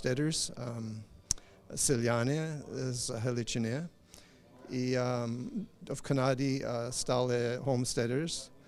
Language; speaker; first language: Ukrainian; non-native, learner; English